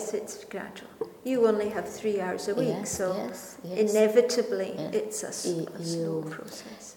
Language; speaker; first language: English; non-native, fluent; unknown